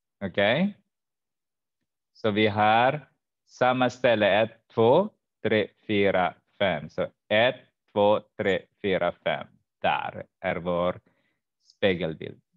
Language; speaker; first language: Swedish; non-native, fluent; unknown